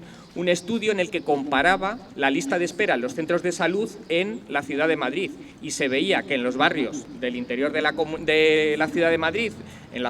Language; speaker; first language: Spanish; native; Spanish